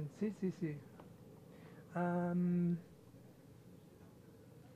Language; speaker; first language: Spanish; non-native, fluent; German